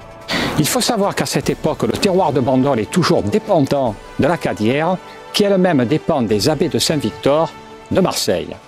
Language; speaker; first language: French; native; French